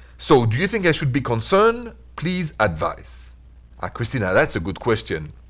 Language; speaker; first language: English; non-native, fluent; French